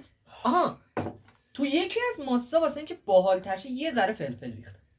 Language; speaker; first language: Persian; native; Persian